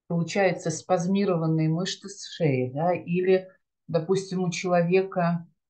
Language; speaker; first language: Russian; native; Russian